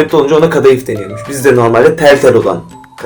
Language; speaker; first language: Turkish; native; Turkish